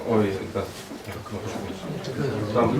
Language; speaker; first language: Russian; native; Russian